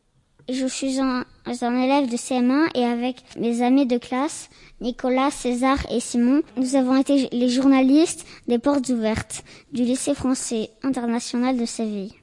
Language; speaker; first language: French; non-native, fluent; Spanish